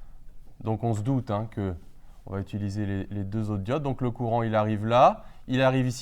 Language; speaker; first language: French; native; French